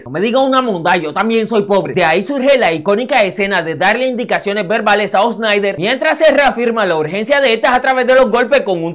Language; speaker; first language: Spanish; native; Spanish